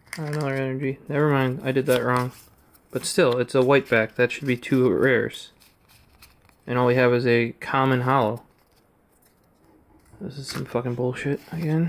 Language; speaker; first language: English; native; English